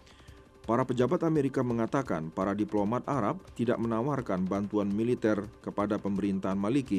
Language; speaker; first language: Indonesian; native; Indonesian